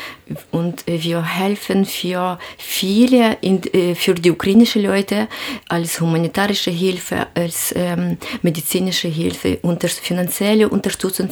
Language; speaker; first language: German; non-native, learner; Ukrainian